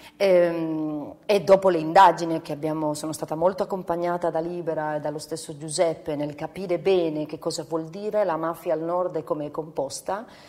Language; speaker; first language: Italian; non-native, fluent; Spanish